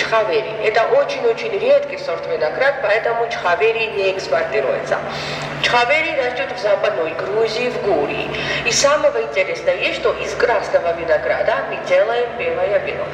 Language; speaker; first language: Russian; non-native, fluent; Georgian